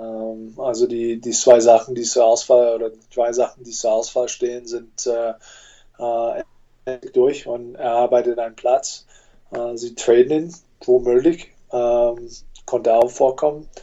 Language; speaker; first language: German; non-native, fluent; English